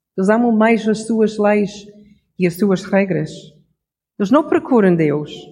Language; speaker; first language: Portuguese; non-native, fluent; English